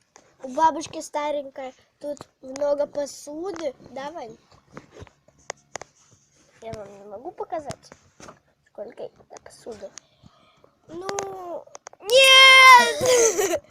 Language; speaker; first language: Russian; native; Russian